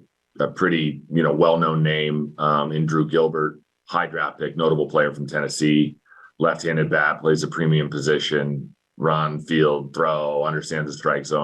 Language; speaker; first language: English; native; English